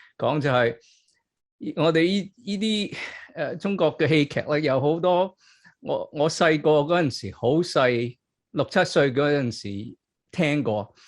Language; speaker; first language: Cantonese; early bilingual, other home language; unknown